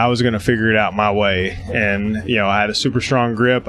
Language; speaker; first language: English; native; English